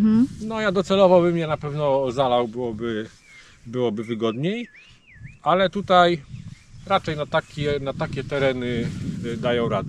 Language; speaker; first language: Polish; native; Polish